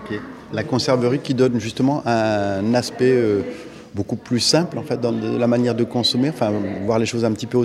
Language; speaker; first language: French; native; French